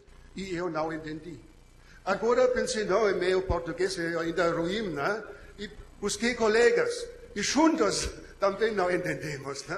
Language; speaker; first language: Portuguese; non-native, fluent; German